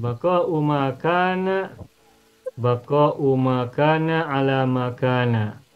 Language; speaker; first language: Arabic; non-native, fluent; Indonesian